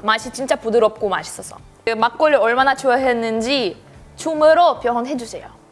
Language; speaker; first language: Korean; non-native, fluent; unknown